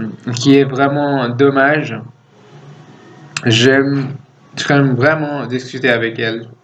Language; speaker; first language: French; non-native, fluent; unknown